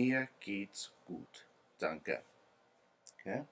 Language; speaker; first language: German; non-native, fluent; English